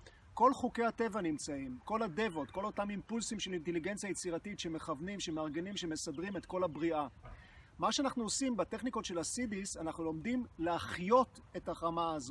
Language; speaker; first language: Hebrew; native; Hebrew